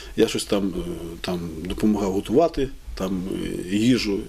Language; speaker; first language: Ukrainian; native; Ukrainian